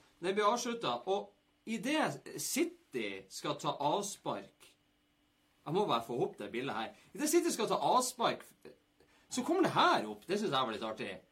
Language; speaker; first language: Norwegian; native; Norwegian